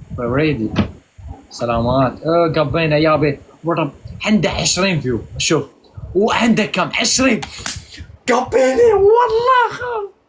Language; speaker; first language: Arabic; non-native, local second language; Kurdish